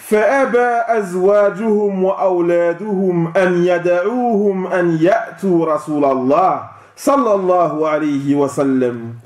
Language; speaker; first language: Arabic; non-native, fluent; French